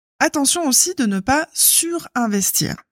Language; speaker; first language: French; native; French